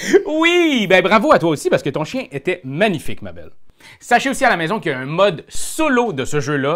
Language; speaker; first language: French; native; French